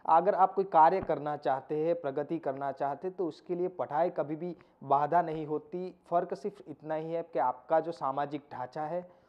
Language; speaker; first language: Hindi; non-native, local second language; Gujarati